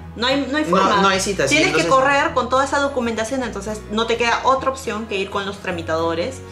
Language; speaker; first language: Spanish; native; Spanish